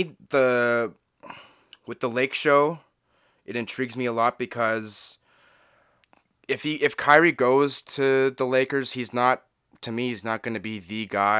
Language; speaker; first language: English; native; English